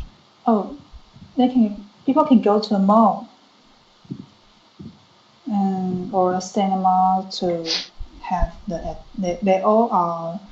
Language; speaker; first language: English; non-native, learner; Chinese